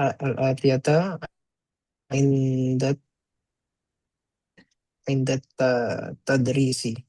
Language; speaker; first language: Arabic; non-native, learner; Indonesian